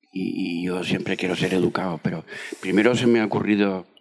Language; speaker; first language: Spanish; non-native, fluent; French